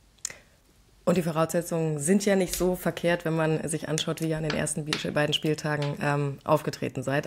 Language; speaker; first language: German; native; German